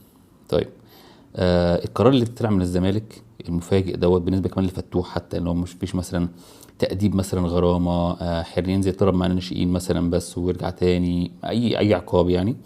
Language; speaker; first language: Arabic; native; Arabic